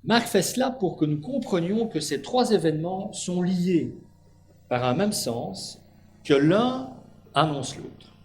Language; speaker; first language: French; native; French